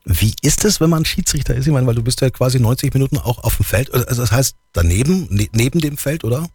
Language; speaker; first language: German; native; German